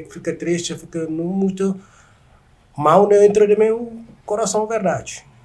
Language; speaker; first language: Portuguese; non-native, learner; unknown